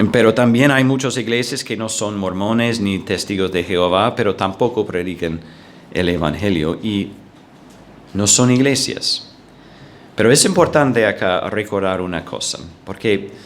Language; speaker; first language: Spanish; non-native, fluent; English